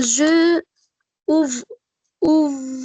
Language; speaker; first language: French; non-native, learner; Arabic